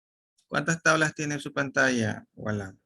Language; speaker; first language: Spanish; native; Spanish